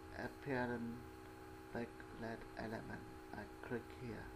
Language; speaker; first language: English; non-native, learner; Vietnamese